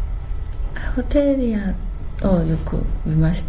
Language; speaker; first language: Japanese; non-native, learner; Korean